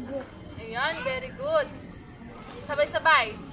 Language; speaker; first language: Filipino; native; Filipino